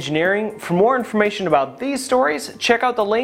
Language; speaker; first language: English; native; English